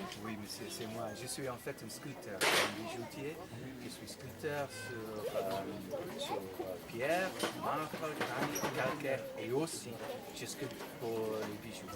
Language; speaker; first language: French; non-native, fluent; English